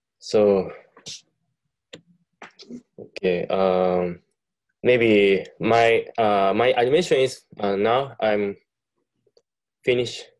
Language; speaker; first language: English; non-native, learner; Japanese